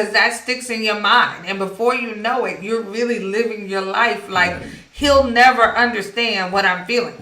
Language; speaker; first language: English; native; English